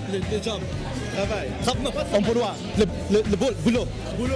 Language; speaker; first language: French; non-native, learner; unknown